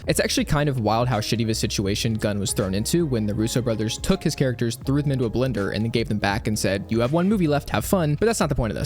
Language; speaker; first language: English; native; English